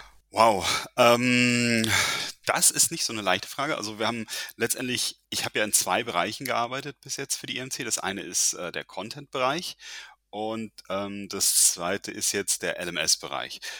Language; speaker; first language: German; early bilingual, heritage; German